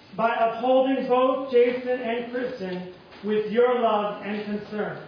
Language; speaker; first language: English; native; English